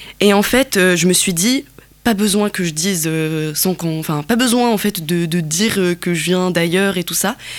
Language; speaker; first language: French; non-native, local second language; Kabyle